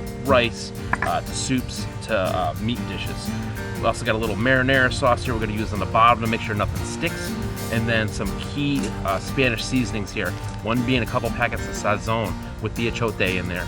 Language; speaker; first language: English; native; English